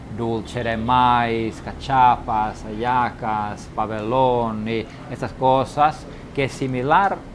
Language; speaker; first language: Spanish; non-native, learner; Finnish